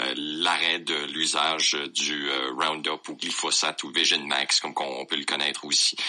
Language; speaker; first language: French; native; French